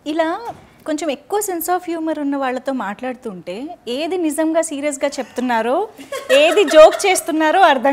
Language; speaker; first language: Telugu; native; Telugu